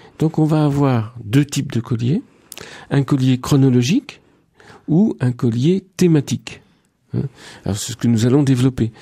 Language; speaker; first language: French; native; French